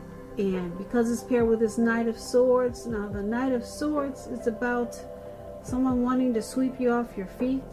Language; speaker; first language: English; native; English